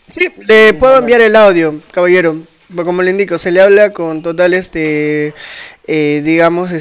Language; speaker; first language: Spanish; native; Spanish